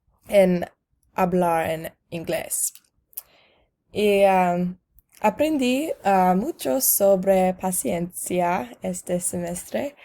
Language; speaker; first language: Spanish; non-native, learner; English